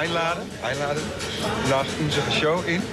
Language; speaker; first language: German; non-native, learner; English